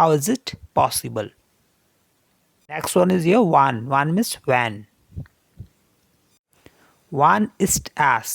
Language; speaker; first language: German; non-native, fluent; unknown